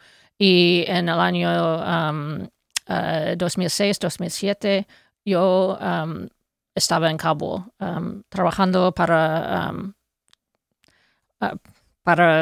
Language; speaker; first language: Spanish; non-native, fluent; English